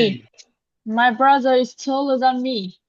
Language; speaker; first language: English; non-native, learner; Vietnamese